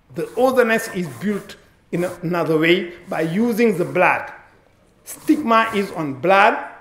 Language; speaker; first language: English; non-native, fluent; Wolof